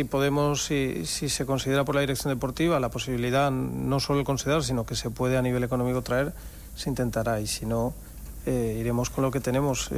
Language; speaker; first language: Spanish; native; Spanish